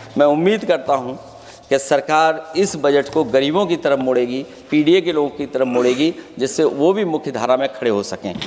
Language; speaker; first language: Hindi; native; Hindi